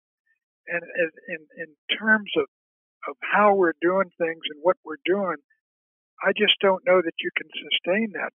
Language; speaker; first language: English; native; English